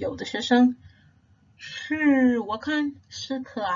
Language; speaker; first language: Chinese; non-native, fluent; English